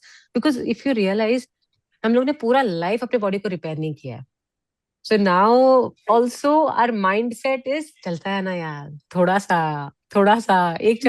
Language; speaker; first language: Hindi; native; Hindi